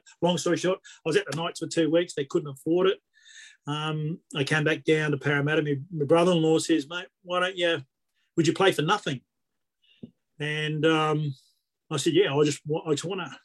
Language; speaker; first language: English; native; English